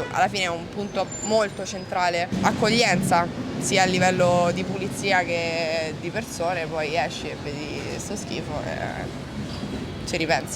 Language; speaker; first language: Italian; native; Italian